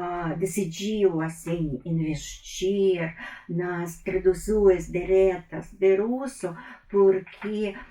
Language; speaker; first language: Portuguese; non-native, fluent; Russian